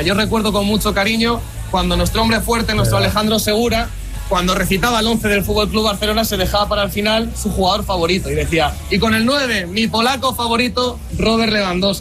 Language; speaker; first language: Spanish; native; Spanish